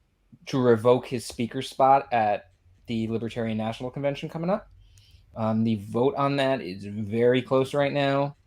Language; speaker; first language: English; native; English